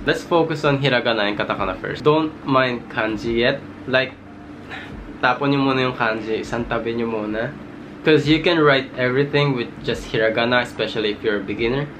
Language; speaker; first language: English; non-native, fluent; Filipino